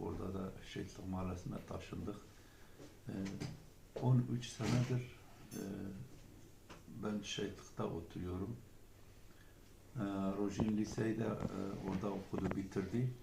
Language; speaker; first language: Turkish; non-native, local second language; Kurdish